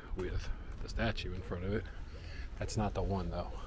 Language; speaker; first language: English; native; English